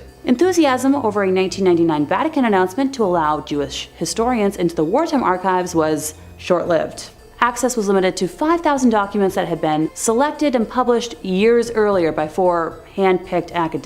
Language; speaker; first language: English; native; English